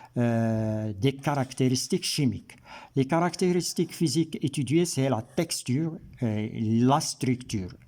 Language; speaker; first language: French; non-native, local second language; Arabic